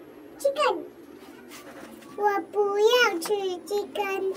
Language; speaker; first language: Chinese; non-native, learner; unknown